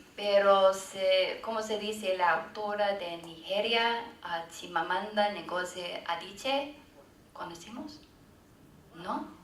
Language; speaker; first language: Spanish; non-native, learner; English